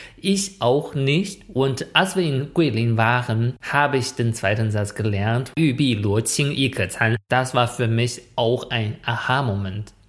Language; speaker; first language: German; non-native, fluent; Chinese